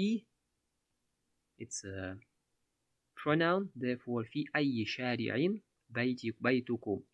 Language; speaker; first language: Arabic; non-native, fluent; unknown